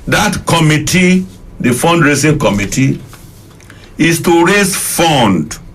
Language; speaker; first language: English; non-native, local second language; Yoruba